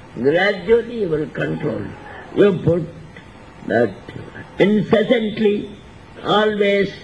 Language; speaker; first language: English; non-native, local second language; Odia